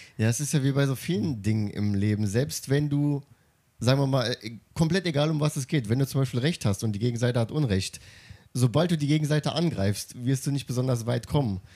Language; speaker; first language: German; native; German